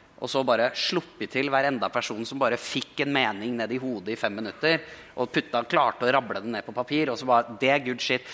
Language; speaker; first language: Norwegian; native; Norwegian